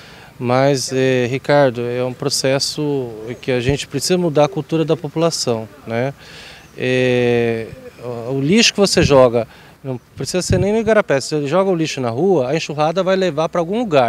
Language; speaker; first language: Portuguese; native; Portuguese